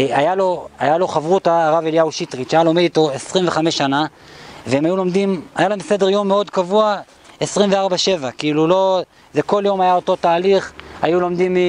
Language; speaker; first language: Hebrew; native; Hebrew